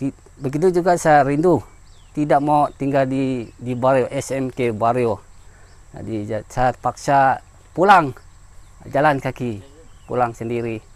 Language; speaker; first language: Indonesian; non-native, local second language; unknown